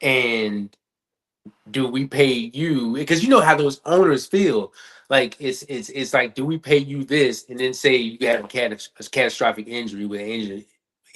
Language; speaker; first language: English; native; English